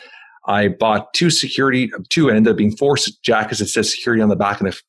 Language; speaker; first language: English; native; English